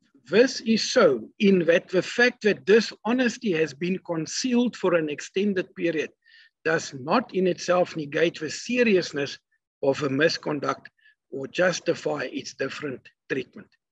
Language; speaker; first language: English; non-native, local second language; Afrikaans